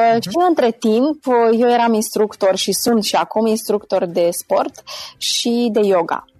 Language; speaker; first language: Romanian; native; Romanian